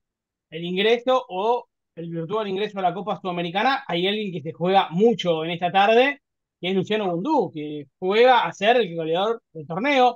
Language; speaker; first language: Spanish; native; Spanish